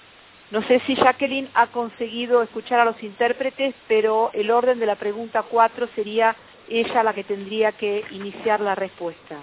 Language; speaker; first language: Spanish; native; Spanish